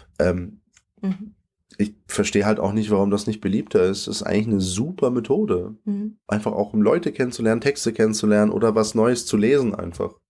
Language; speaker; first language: German; native; German